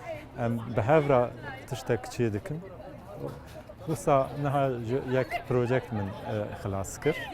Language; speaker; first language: Kurdish; non-native, local second language; Zaza